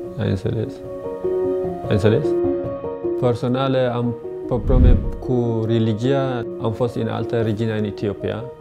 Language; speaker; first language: Romanian; non-native, learner; Tigrinya